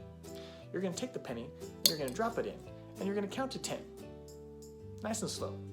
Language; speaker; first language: English; native; English